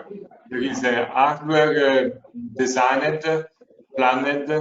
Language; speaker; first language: English; non-native, learner; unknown